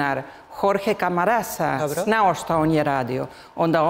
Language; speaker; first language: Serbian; early bilingual, heritage; Spanish